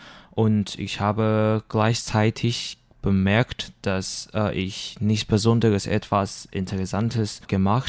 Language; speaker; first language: German; non-native, learner; Chinese